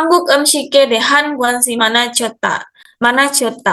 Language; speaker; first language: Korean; non-native, fluent; Indonesian